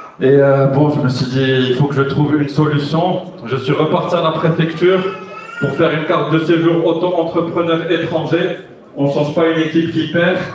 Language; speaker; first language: French; non-native, local second language; Arabic